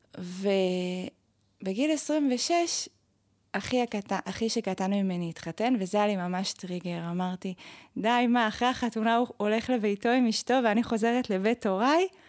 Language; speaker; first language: Hebrew; native; Hebrew